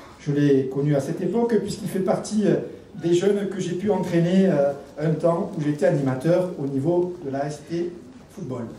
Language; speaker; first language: French; native; French